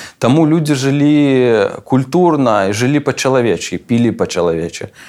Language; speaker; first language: Belarusian; non-native, local second language; Russian